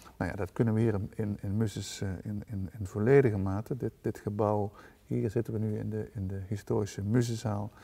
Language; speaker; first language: Dutch; native; Dutch